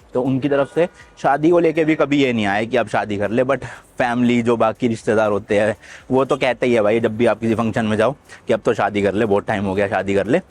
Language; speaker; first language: Hindi; native; Hindi